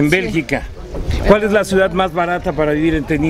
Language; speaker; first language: Spanish; native; Spanish